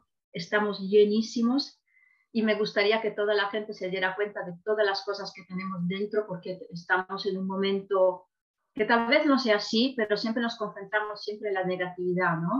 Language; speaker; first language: Spanish; non-native, fluent; Italian